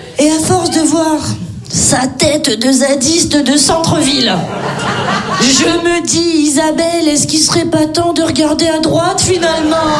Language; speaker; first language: French; native; French